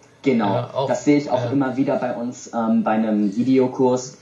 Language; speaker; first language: German; native; German